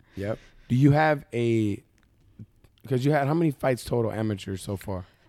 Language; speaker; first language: English; native; English